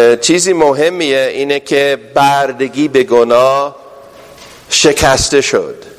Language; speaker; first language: Persian; non-native, fluent; English